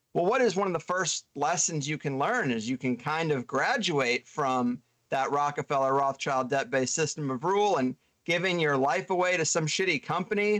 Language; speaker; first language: English; native; English